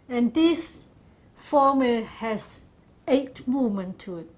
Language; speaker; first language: English; non-native, learner; Chinese